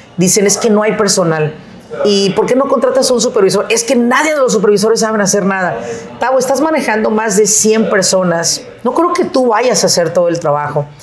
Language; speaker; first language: Spanish; native; Spanish